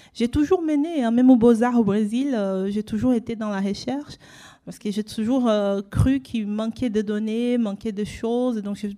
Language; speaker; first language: French; non-native, fluent; Portuguese